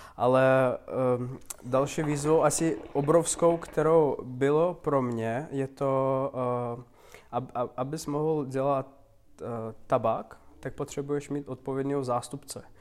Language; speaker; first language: Czech; non-native, fluent; Turkmen